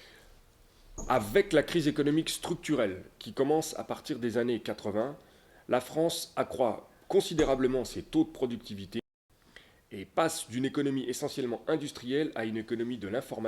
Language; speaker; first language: French; native; French